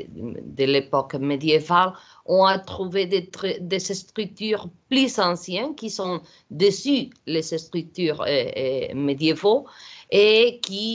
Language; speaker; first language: French; non-native, learner; Portuguese